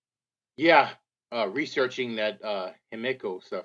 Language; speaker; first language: English; native; English